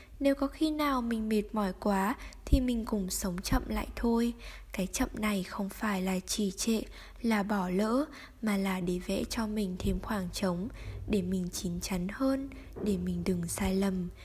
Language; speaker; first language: Vietnamese; native; Vietnamese